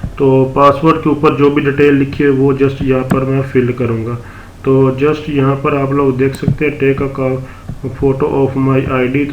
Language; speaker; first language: Urdu; non-native, local second language; Punjabi